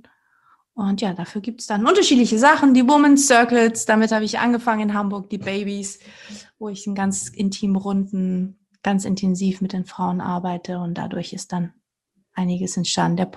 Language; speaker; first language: German; early bilingual, other home language; Portuguese